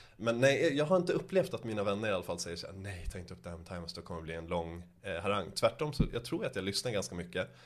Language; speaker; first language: Swedish; early bilingual, other home language; Persian